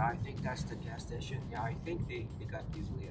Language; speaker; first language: English; non-native, fluent; Chinese